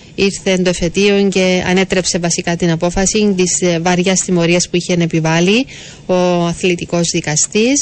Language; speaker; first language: Greek; native; Greek